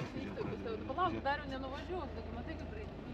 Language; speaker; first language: Lithuanian; native; Lithuanian